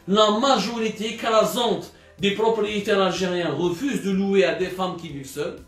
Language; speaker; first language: French; non-native, local second language; Arabic